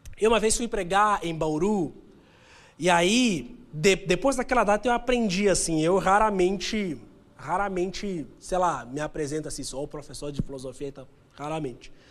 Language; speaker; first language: Portuguese; native; Portuguese